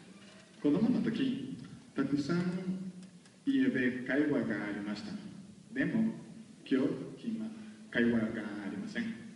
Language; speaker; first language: Japanese; non-native, learner; Spanish